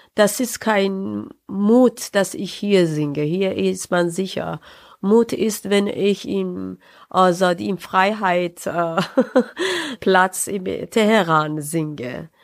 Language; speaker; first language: German; non-native, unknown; Persian